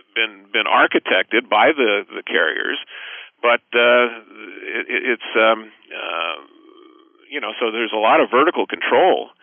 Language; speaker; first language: English; native; English